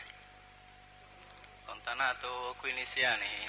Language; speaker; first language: Italian; non-native, learner; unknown